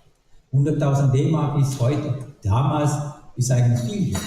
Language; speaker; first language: German; non-native, learner; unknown